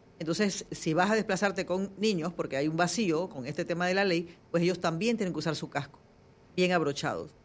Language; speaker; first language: Spanish; native; Spanish